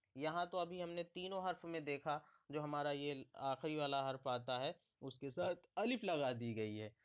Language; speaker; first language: Hindi; native; Hindi